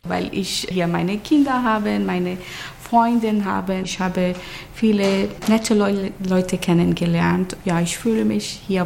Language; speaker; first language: German; non-native, fluent; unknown